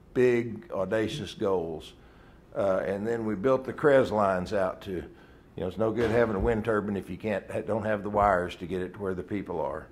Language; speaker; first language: English; native; English